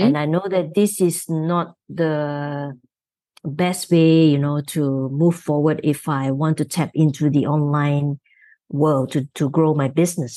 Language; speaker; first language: English; non-native, local second language; Chinese